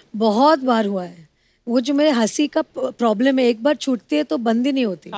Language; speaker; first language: Hindi; non-native, local second language; Bangla